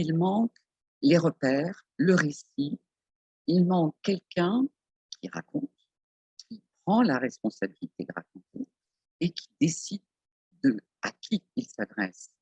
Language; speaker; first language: French; native; French